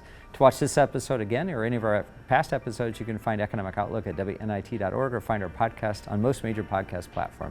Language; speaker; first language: English; native; English